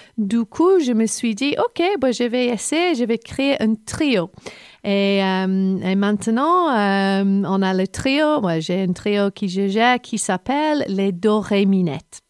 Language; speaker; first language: French; non-native, fluent; English